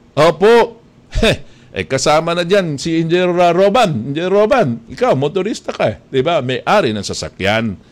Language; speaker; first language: Filipino; native; Filipino